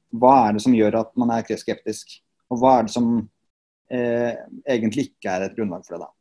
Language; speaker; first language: Norwegian; native; Norwegian